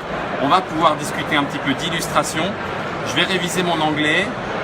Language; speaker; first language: French; native; French